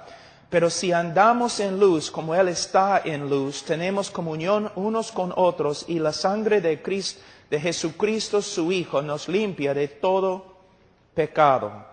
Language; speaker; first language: Spanish; non-native, fluent; English